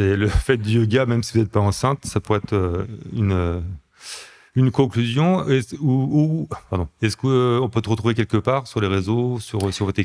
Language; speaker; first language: French; native; French